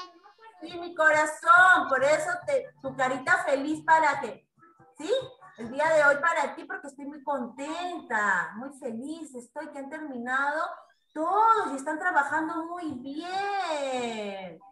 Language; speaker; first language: Spanish; native; Spanish